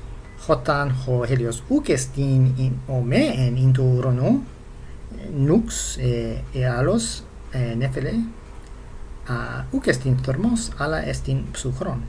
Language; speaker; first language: Greek; non-native, fluent; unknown